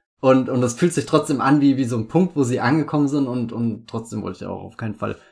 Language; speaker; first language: German; native; German